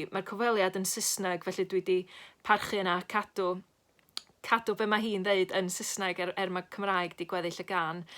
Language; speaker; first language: Welsh; native; Welsh